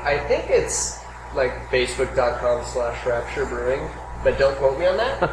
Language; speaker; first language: English; native; English